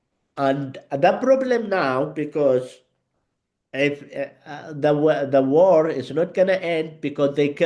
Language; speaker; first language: English; non-native, learner; Arabic